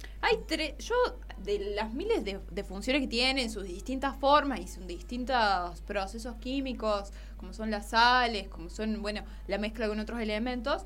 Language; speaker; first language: Spanish; native; Spanish